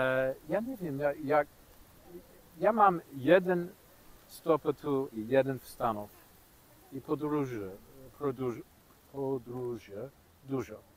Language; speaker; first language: Polish; non-native, learner; English